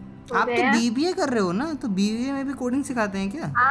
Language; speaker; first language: Hindi; native; Hindi